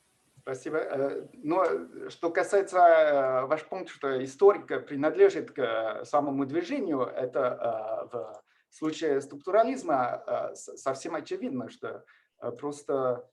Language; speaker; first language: Russian; non-native, fluent; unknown